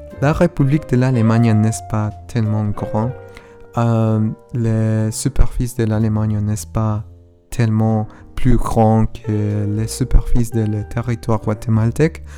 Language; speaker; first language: French; non-native, learner; Spanish